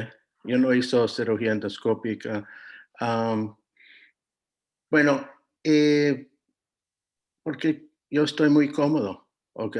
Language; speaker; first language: Spanish; non-native, fluent; English